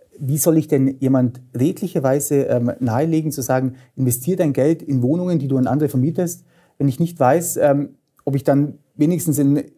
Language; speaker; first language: German; native; German